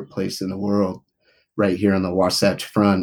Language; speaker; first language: English; native; English